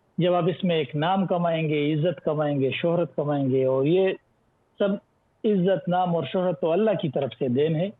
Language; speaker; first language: Urdu; non-native, local second language; Pashto